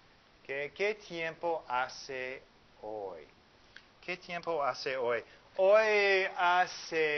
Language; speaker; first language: Spanish; non-native, fluent; English